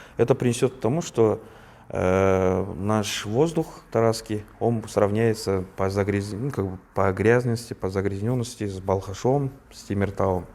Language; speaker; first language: Russian; non-native, local second language; Kazakh